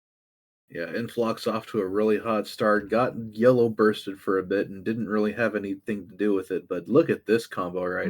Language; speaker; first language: English; native; English